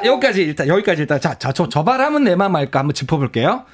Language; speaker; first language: Korean; native; Korean